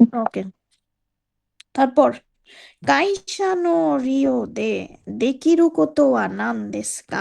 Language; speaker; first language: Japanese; non-native, fluent; Bangla